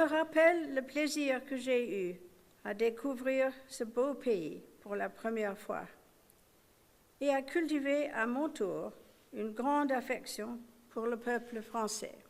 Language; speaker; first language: French; non-native, fluent; English